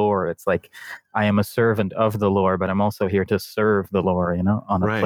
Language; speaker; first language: English; non-native, fluent; Dutch